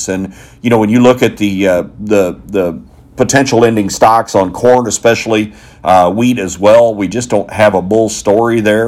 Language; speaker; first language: English; native; English